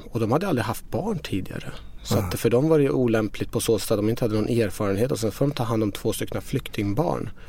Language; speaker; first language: Swedish; early bilingual, other home language; Persian